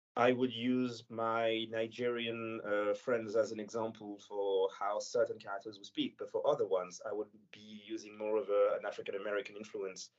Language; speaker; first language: English; non-native, fluent; French